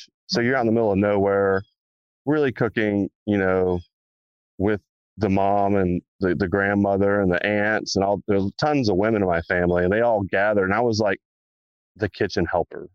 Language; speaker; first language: English; native; English